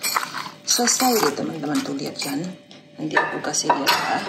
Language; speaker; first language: Indonesian; non-native, fluent; Thai